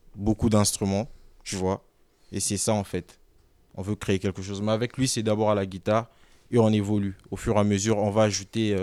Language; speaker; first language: French; non-native, local second language; Lingala